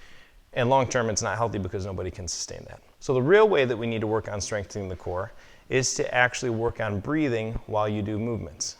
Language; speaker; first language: English; native; English